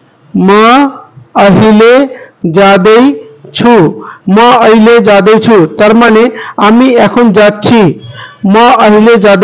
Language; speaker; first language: Nepali; non-native, fluent; Bangla